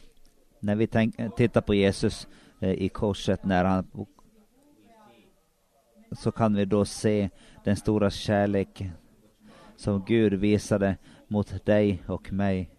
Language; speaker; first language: Swedish; non-native, local second language; Finnish